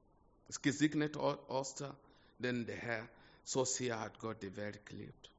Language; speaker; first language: German; non-native, fluent; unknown